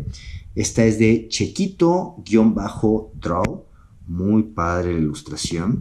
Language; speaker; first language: Spanish; native; Spanish